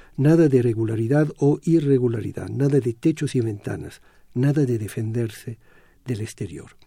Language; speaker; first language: Spanish; non-native, fluent; Italian